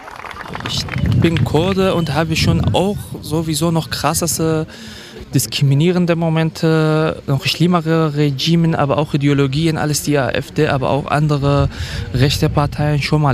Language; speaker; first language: German; non-native, fluent; Kurdish